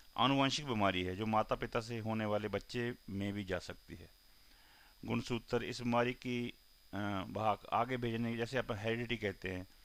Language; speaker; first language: Hindi; non-native, local second language; Punjabi